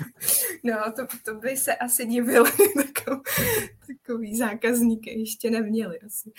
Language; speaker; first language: Czech; non-native, fluent; Japanese